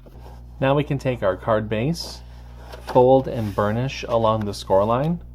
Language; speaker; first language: English; native; English